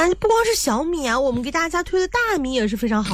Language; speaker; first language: Chinese; native; Chinese